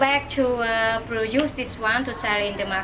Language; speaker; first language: English; non-native, learner; Khmer